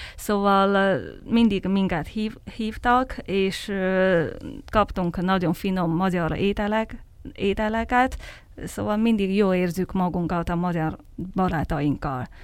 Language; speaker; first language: Hungarian; non-native, fluent; Chinese